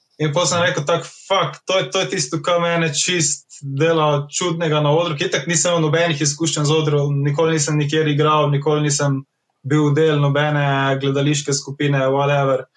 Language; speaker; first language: Slovenian; native; Slovenian